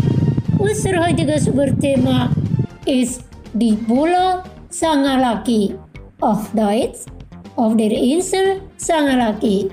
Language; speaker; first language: German; non-native, fluent; Indonesian